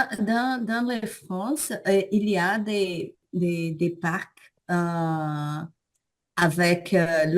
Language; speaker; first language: French; non-native, learner; Portuguese